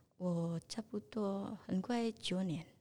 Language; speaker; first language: Chinese; non-native, learner; Indonesian